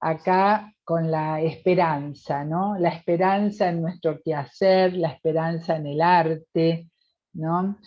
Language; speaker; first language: Spanish; native; Spanish